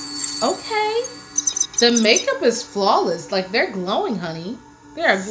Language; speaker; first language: English; native; English